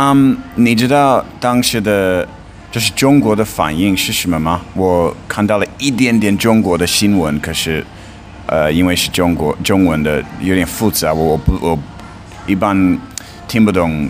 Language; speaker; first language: Chinese; non-native, fluent; English